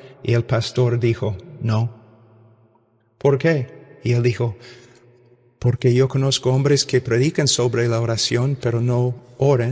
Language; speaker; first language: Spanish; non-native, fluent; English